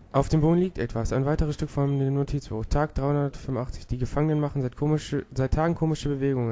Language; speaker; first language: German; native; German